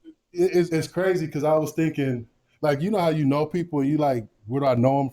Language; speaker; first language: English; native; English